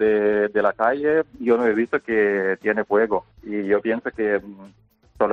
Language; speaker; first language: Spanish; non-native, learner; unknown